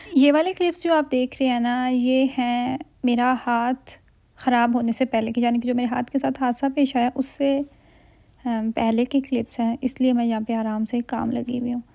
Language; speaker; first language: Urdu; native; Urdu